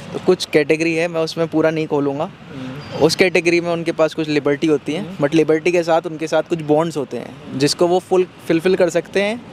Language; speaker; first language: Hindi; native; Hindi